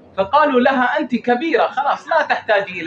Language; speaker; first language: Arabic; native; Arabic